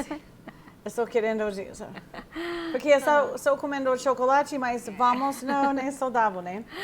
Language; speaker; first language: Portuguese; non-native, fluent; English